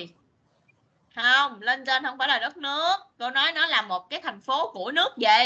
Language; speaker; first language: Vietnamese; native; Vietnamese